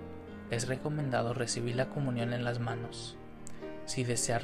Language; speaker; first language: Spanish; native; Spanish